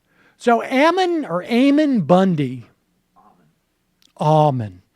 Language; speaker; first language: English; native; English